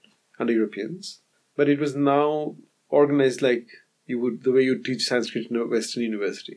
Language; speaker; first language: English; non-native, local second language; Bangla